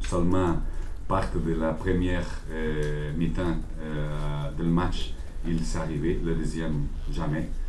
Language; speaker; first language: French; non-native, learner; Portuguese